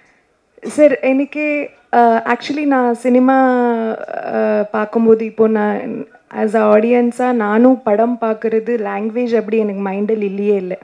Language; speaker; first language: Tamil; non-native, learner; Kannada